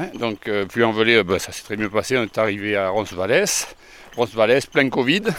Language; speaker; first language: French; native; French